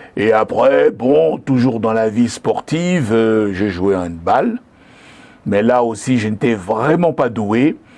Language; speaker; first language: French; non-native, local second language; Lingala